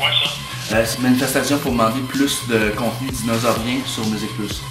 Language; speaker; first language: French; native; French